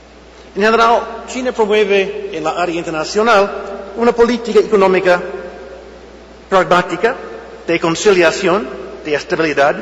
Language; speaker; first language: Spanish; non-native, fluent; English